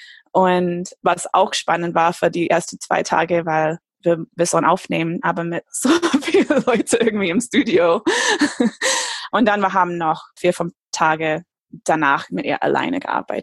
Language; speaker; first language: German; non-native, fluent; English